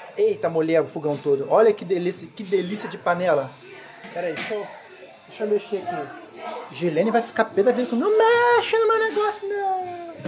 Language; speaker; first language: Portuguese; native; Portuguese